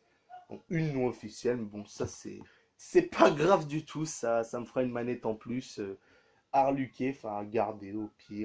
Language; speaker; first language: French; native; French